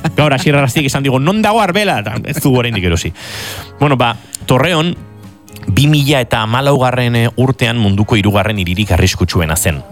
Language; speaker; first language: Basque; native; Basque